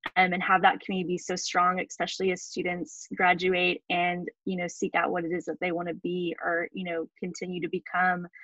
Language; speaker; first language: English; native; English